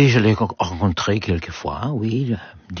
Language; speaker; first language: French; non-native, learner; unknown